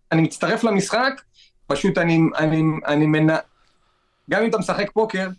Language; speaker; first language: Hebrew; native; Hebrew